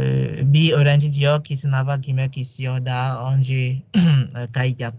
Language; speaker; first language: Turkish; non-native, fluent; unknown